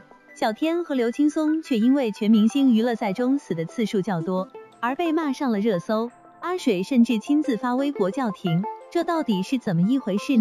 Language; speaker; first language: Chinese; native; Chinese